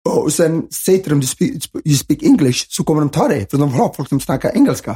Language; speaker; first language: Swedish; early bilingual, other home language; Somali